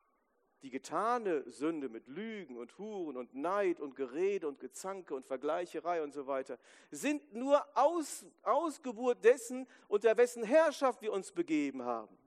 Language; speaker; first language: German; native; German